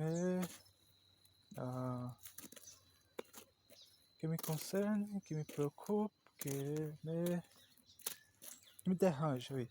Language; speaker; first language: French; non-native, learner; Portuguese